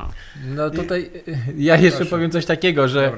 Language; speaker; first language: Polish; native; Polish